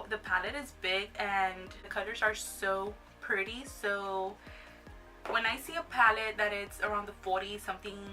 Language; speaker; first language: English; native; English